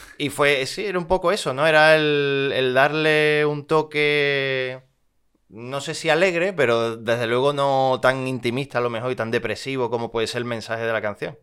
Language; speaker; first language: Spanish; native; Spanish